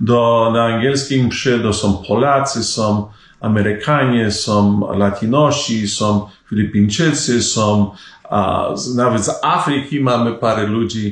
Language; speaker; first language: Polish; early bilingual, heritage; Polish